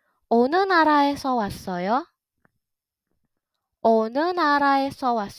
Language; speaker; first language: Korean; non-native, fluent; Indonesian